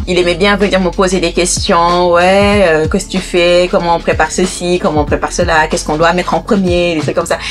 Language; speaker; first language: French; non-native, local second language; Wolof